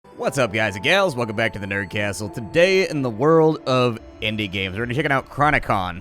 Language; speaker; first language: English; native; English